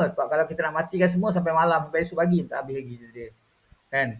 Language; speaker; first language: Malay; native; Malay